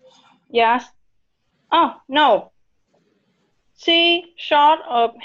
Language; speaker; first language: English; non-native, learner; Vietnamese